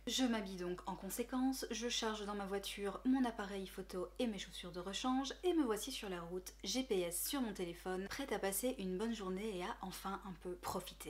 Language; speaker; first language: French; native; French